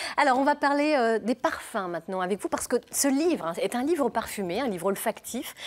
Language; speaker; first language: French; native; French